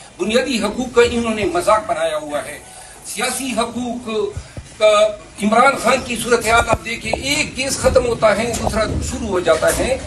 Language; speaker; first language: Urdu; non-native, local second language; Pashto